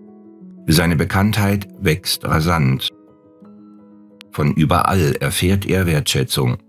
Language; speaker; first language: German; native; German